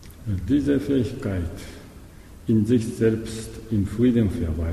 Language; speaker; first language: German; non-native, learner; Japanese